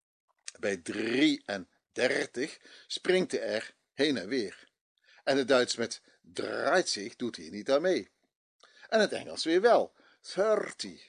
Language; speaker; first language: Dutch; native; Dutch